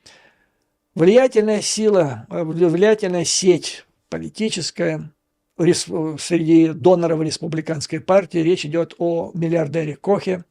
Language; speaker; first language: Russian; native; Russian